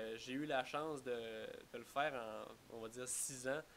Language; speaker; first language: French; native; French